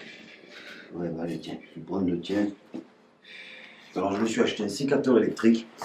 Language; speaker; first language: French; native; French